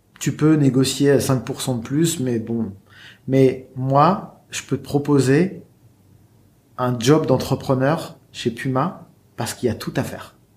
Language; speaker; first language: French; native; French